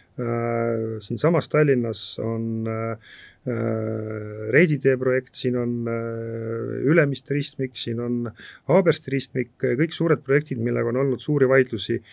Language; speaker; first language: Estonian; native; Estonian